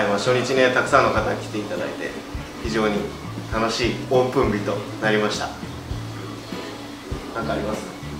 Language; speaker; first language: Japanese; native; Japanese